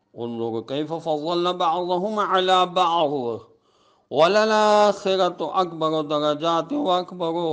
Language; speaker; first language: Arabic; non-native, fluent; Urdu